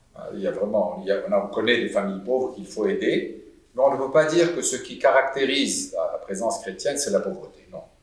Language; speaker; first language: French; non-native, local second language; Arabic